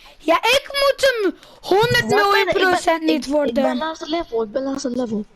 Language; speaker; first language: Dutch; early bilingual, other home language; Turkish